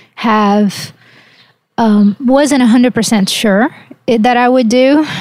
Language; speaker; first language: English; early bilingual, other home language; Portuguese